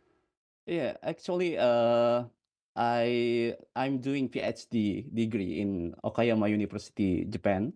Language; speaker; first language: English; non-native, fluent; Indonesian